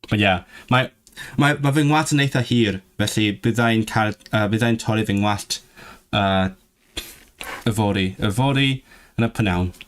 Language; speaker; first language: Welsh; non-native, learner; Cantonese